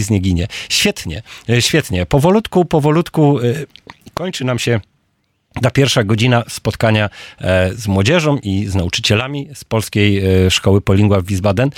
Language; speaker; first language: Polish; native; Polish